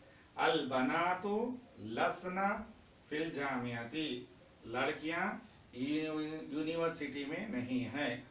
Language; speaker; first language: Hindi; non-native, fluent; Urdu